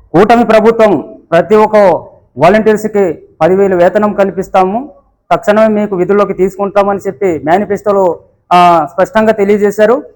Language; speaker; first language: Telugu; native; Telugu